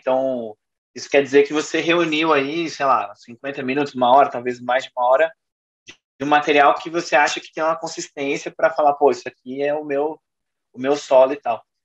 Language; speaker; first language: Portuguese; native; Portuguese